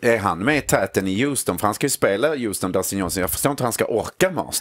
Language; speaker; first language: Swedish; native; Swedish